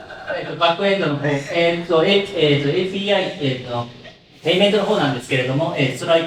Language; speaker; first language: Japanese; native; Japanese